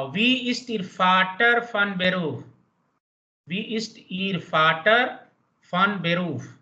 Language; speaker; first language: German; non-native, fluent; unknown